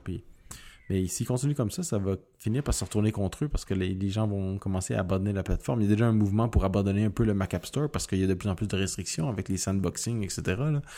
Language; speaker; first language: French; native; French